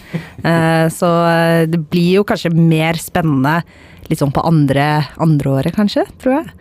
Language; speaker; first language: Norwegian; native; Norwegian